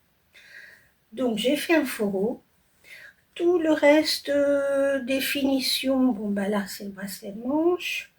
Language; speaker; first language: French; native; French